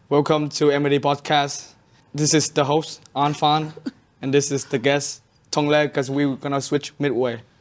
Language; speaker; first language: English; non-native, fluent; Vietnamese